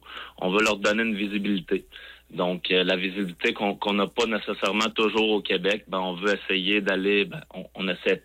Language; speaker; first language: French; native; French